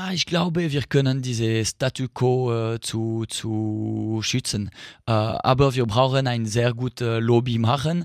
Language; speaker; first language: German; non-native, local second language; French